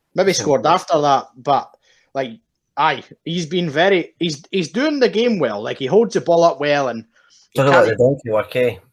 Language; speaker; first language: English; native; English